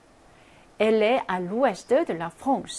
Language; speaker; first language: French; non-native, fluent; Korean